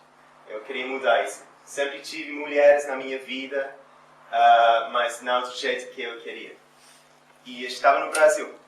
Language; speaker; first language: Portuguese; non-native, fluent; English